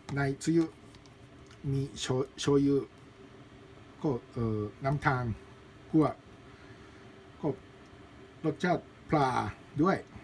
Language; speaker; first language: Thai; non-native, learner; Japanese